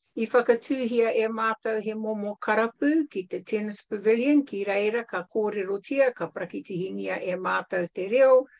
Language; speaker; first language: Māori; non-native, local second language; English